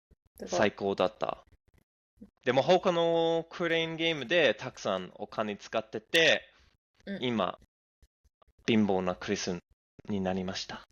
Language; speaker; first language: Japanese; non-native, fluent; English